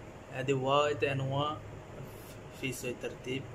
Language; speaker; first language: Arabic; non-native, learner; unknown